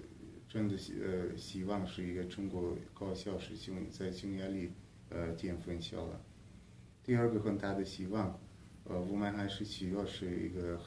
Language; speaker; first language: Chinese; non-native, fluent; Hungarian